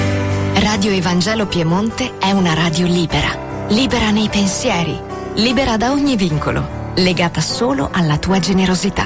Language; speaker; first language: Italian; native; Italian